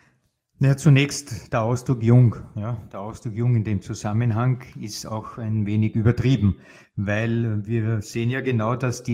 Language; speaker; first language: German; native; German